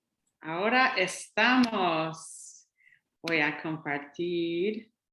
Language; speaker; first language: Spanish; non-native, fluent; English